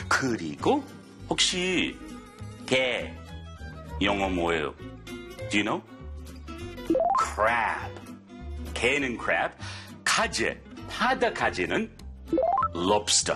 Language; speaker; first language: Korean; non-native, learner; English